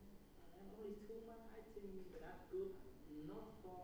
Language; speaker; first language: English; non-native, learner; Vietnamese